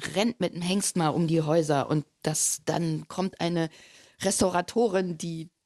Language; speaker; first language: German; native; German